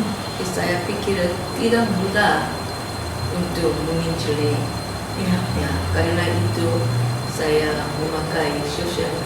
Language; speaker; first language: Indonesian; non-native, learner; Korean